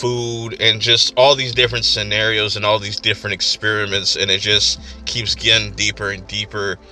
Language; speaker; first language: English; native; English